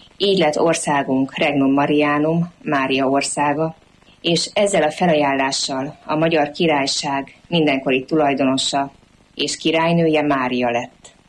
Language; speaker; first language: Hungarian; native; Hungarian